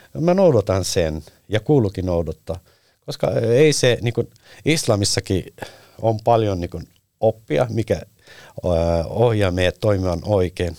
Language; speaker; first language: Finnish; non-native, fluent; Turkish